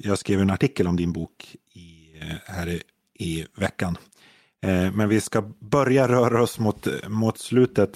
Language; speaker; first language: Swedish; native; Swedish